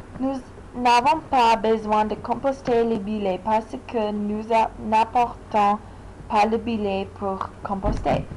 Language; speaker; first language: French; non-native, learner; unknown